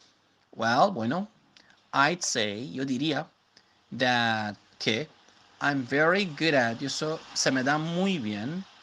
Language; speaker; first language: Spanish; non-native, fluent; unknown